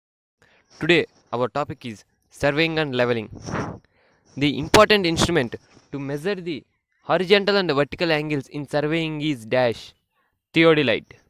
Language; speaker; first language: English; non-native, local second language; Telugu